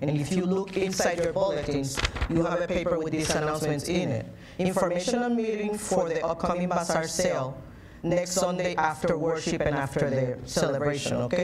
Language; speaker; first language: English; native; English